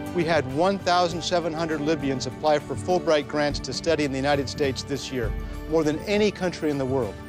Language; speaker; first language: English; native; English